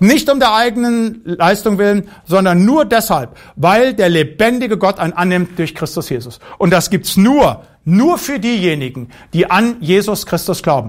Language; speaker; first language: German; native; German